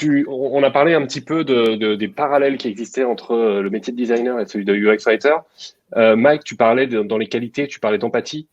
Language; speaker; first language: French; native; French